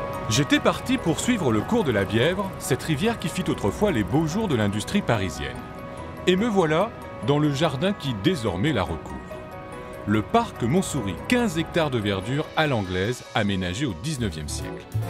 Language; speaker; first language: French; native; French